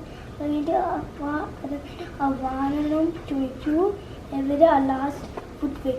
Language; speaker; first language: Malayalam; early bilingual, heritage; Malayalam